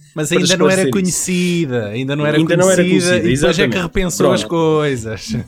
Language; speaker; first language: Portuguese; native; Portuguese